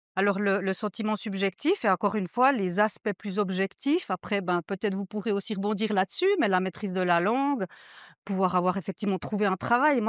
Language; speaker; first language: French; native; French